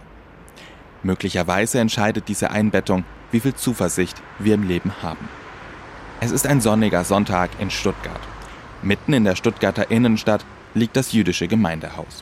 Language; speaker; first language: German; native; German